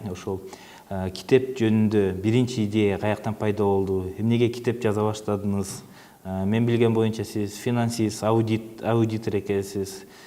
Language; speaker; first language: Kyrgyz; native; Kyrgyz